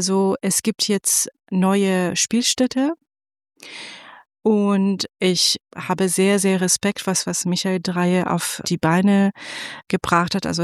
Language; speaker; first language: German; non-native, fluent; Persian